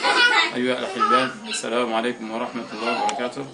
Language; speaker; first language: Arabic; non-native, local second language; Comorian